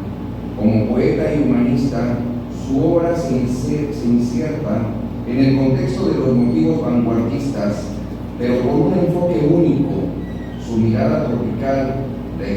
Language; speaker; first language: Spanish; native; Spanish